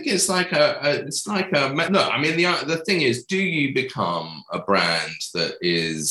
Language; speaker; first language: English; native; English